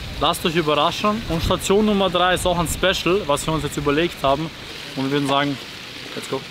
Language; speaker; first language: German; early bilingual, other home language; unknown